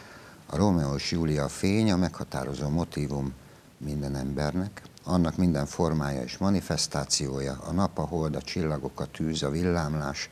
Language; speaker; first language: Hungarian; native; Hungarian